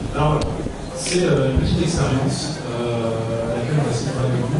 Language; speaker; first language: French; native; French